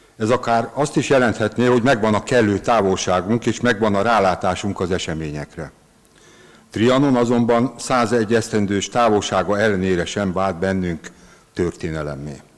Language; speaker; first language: Hungarian; native; Hungarian